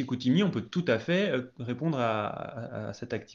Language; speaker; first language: French; native; French